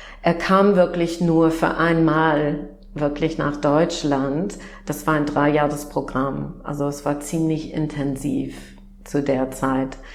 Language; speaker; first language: German; non-native, fluent; English